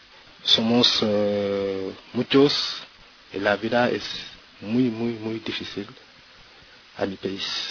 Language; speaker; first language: Spanish; non-native, learner; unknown